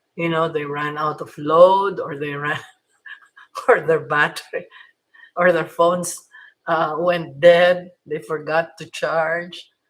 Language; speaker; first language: English; non-native, local second language; Filipino